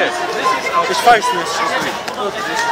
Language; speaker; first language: German; non-native, learner; Arabic